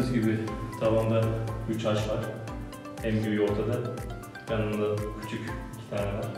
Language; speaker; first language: Turkish; native; Turkish